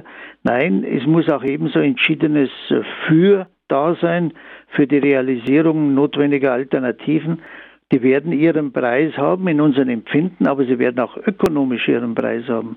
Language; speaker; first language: German; native; German